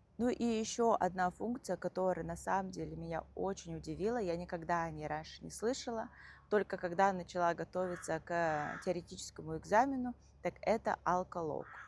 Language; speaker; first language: Russian; native; Russian